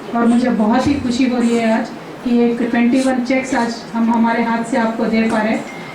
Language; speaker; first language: Hindi; non-native, local second language; Telugu